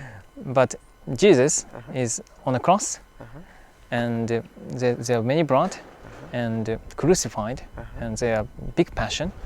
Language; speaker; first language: English; non-native, fluent; Japanese